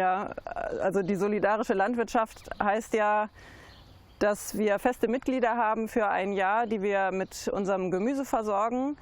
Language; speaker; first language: German; native; German